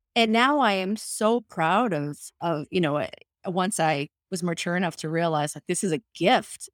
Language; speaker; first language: English; early bilingual, other home language; Spanish